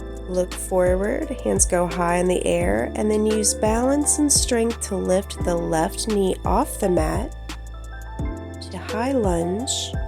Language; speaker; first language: English; native; English